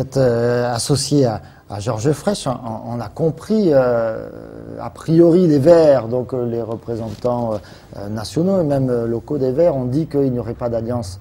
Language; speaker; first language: French; native; French